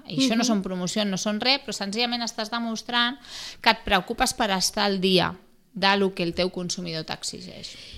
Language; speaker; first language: Catalan; non-native, local second language; Spanish